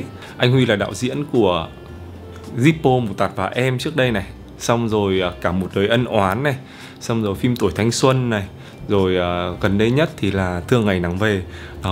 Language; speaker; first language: Vietnamese; native; Vietnamese